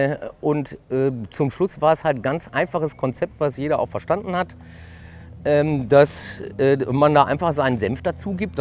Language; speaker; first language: German; native; German